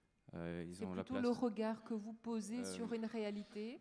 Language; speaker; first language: French; native; French